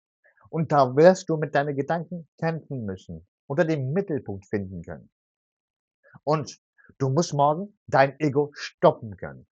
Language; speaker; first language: German; non-native, fluent; Turkish